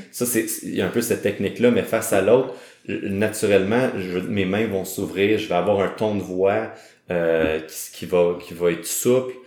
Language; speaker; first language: French; native; French